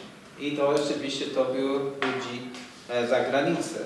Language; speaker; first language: Polish; non-native, fluent; English